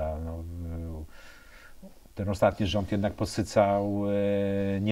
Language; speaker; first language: Polish; native; Polish